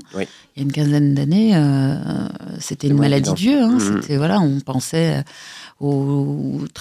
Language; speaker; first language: French; native; French